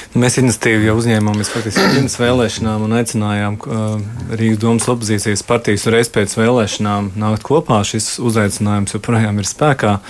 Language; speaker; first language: Latvian; native; Latvian